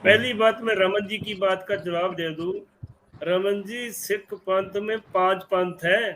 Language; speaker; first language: Hindi; non-native, local second language; Punjabi